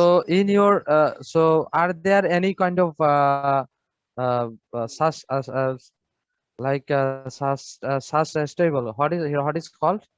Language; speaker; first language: English; non-native, fluent; Bangla